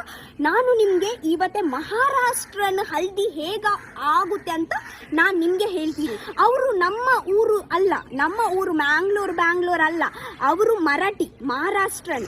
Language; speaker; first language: Kannada; non-native, local second language; Tulu